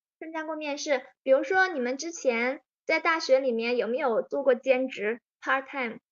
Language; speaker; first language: Chinese; native; Chinese